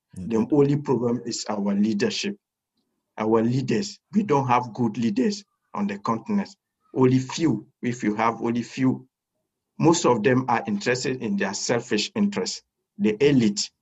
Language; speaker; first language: English; non-native, fluent; French